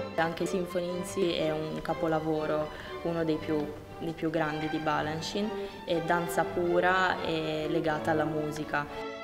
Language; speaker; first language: Italian; native; Italian